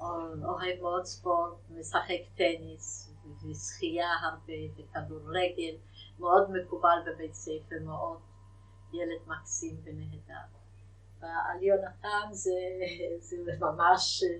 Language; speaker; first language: Hebrew; non-native, fluent; Yiddish